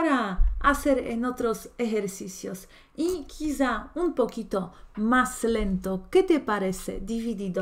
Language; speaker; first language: Spanish; non-native, fluent; Polish